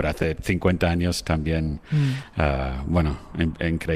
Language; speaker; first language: Spanish; non-native, fluent; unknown